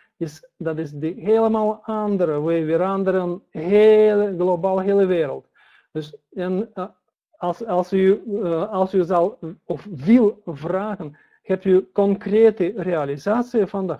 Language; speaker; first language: Dutch; non-native, learner; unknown